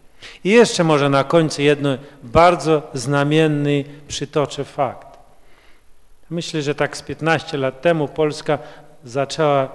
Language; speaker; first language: Polish; early bilingual, heritage; Russian